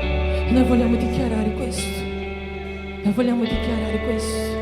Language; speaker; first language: Italian; non-native, fluent; Portuguese